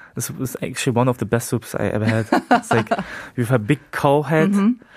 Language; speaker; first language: English; early bilingual, heritage; Korean